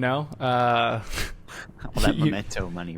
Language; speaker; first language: English; native; English